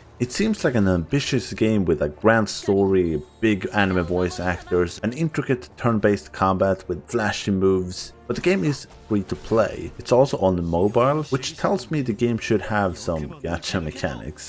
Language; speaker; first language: English; non-native, fluent; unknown